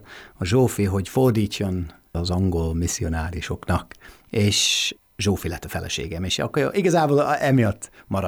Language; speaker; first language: Hungarian; non-native, fluent; English